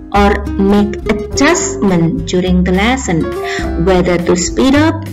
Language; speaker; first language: English; non-native, fluent; Indonesian